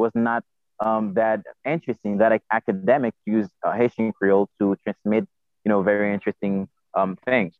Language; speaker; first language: English; non-native, fluent; Haitian Creole